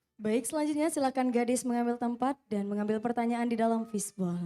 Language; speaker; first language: Indonesian; native; Indonesian